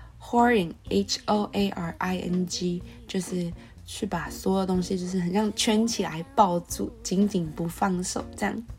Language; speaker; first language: Chinese; native; Chinese